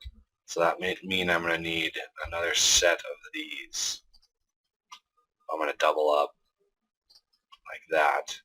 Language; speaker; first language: English; native; English